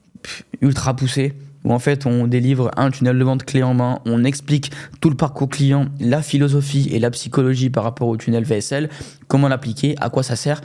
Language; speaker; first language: French; native; French